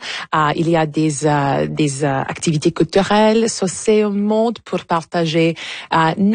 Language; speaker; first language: French; non-native, local second language; English